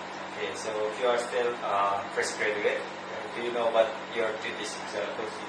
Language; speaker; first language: English; non-native, learner; Indonesian